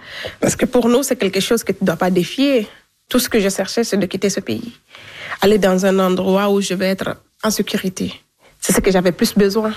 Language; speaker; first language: French; non-native, local second language; Fula